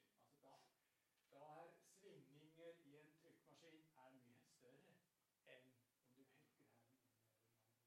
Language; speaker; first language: Norwegian; non-native, fluent; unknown